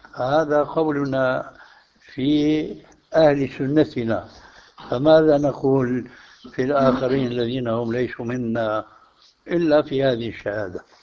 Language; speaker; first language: Arabic; early bilingual, other home language; Albanian